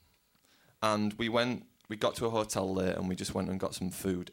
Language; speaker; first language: English; native; English